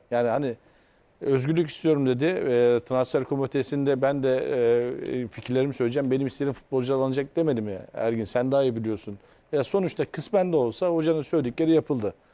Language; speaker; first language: Turkish; native; Turkish